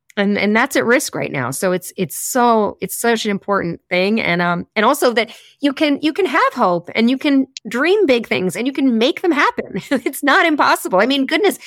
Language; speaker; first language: English; native; English